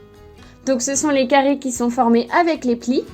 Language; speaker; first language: French; native; French